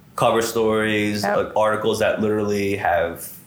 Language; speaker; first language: English; native; English